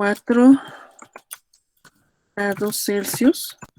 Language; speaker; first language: Spanish; native; Spanish